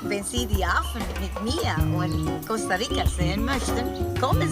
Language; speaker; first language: German; non-native, fluent; Spanish